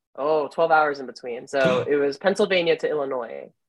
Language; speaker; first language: English; native; English